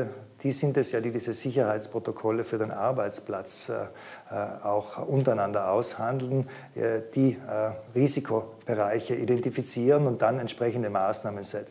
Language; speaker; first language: German; native; German